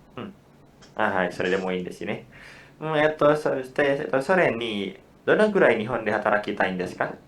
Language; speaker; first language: Japanese; non-native, fluent; Indonesian